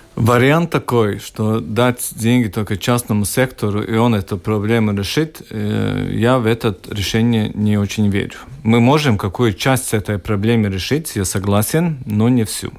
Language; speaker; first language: Russian; non-native, local second language; Latvian